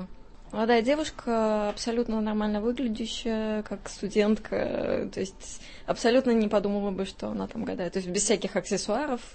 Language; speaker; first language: Russian; native; Russian